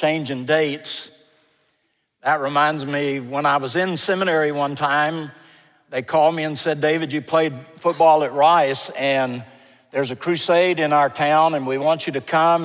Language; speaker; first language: English; native; English